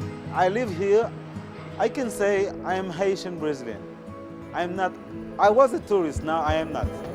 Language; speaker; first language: English; non-native, fluent; Haitian Creole